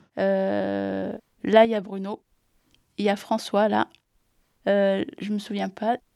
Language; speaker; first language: French; early bilingual, other home language; Amharic